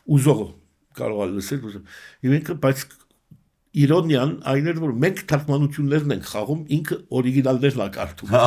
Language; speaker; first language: Armenian; early bilingual, heritage; Armenian